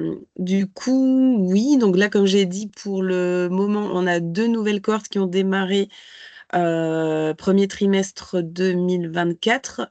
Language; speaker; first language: French; native; French